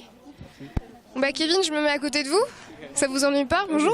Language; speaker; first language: French; native; French